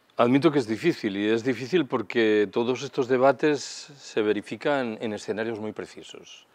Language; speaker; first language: Spanish; native; Spanish